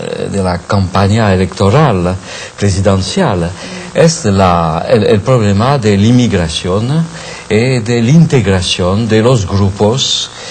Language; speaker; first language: Spanish; non-native, fluent; French